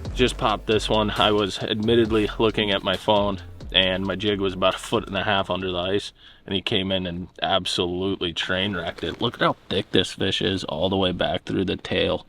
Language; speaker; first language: English; native; English